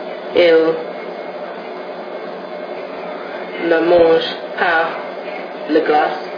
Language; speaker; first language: French; non-native, learner; English